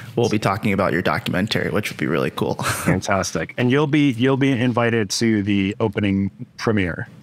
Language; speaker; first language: English; native; English